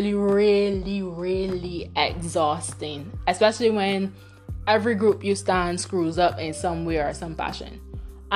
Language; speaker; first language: English; non-native, local second language; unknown